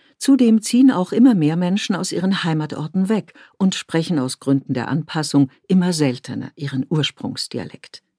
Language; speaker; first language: German; native; German